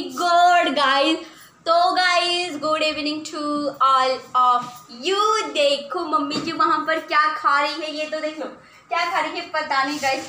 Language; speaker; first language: Hindi; non-native, local second language; Odia